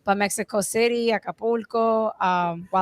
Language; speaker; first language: Spanish; early bilingual, heritage; English